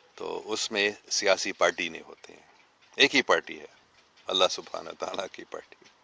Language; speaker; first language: Urdu; non-native, local second language; English